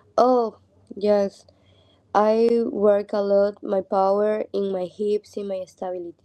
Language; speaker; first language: English; non-native, learner; Spanish